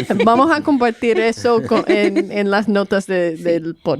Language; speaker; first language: Spanish; non-native, fluent; English